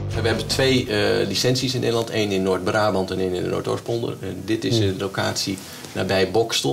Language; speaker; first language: Dutch; native; Dutch